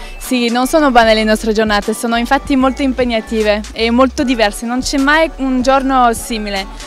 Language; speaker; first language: Italian; non-native, fluent; Swedish